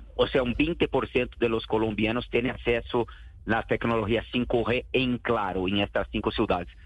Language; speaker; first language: Spanish; non-native, learner; Portuguese